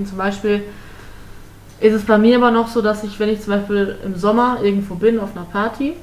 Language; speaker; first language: German; native; German